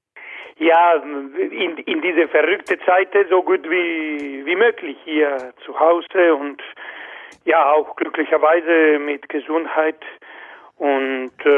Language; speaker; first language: German; non-native, learner; Spanish